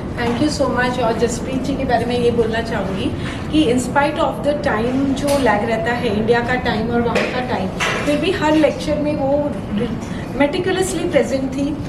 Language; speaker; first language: Hindi; native; Hindi